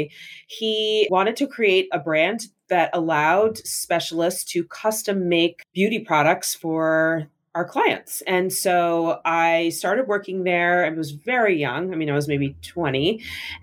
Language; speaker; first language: English; native; English